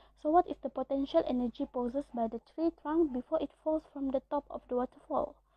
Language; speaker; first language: English; non-native, local second language; Malay